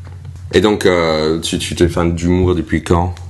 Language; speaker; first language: French; non-native, fluent; English